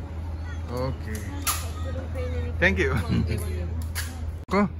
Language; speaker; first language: English; non-native, learner; Sinhala